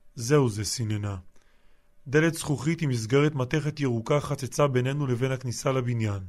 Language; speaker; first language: Hebrew; native; Hebrew